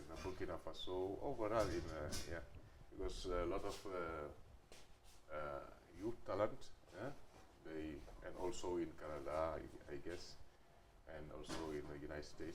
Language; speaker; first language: English; non-native, learner; Wolof